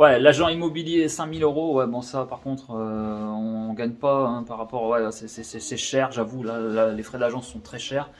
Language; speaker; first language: French; native; French